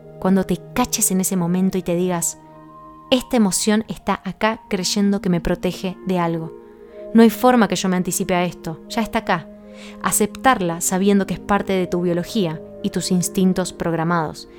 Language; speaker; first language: Spanish; native; Spanish